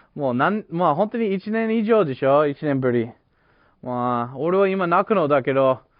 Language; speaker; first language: Japanese; non-native, fluent; English